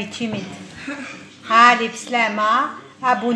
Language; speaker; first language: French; non-native, fluent; Arabic